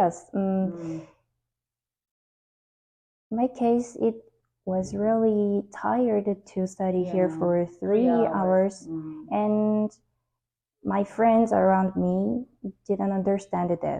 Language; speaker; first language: English; non-native, learner; Korean